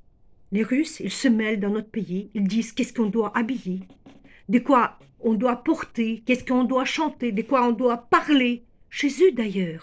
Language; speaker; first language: French; non-native, fluent; Ukrainian